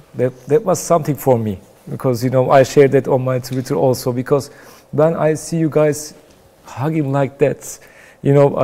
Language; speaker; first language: English; non-native, fluent; Turkish